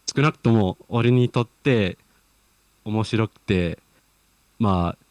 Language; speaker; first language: Japanese; non-native, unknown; English